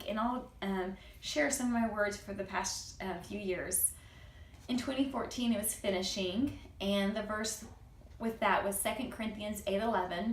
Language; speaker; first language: English; native; English